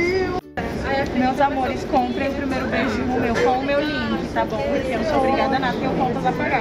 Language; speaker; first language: Portuguese; native; Portuguese